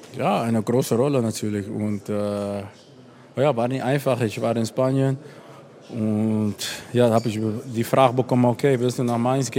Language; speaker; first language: German; non-native, fluent; Dutch